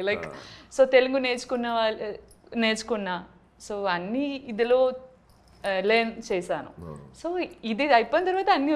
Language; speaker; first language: Telugu; non-native, learner; Malayalam